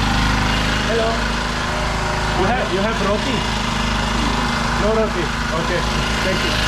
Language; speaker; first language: English; non-native, learner; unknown